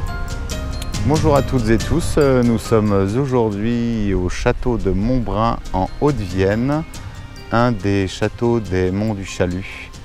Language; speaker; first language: French; native; French